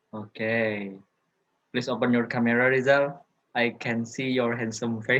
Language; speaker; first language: English; non-native, learner; Indonesian